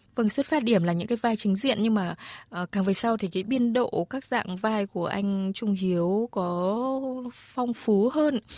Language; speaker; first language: Vietnamese; native; Vietnamese